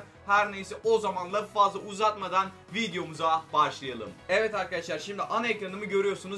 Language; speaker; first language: Turkish; native; Turkish